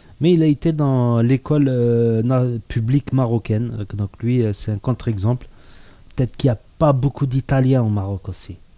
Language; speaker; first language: French; native; French